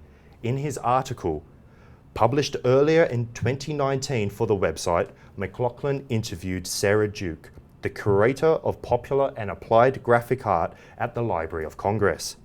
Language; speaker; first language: English; native; English